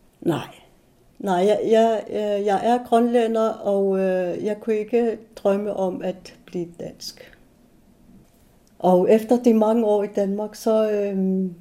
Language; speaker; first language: Danish; non-native, local second language; Kalaallisut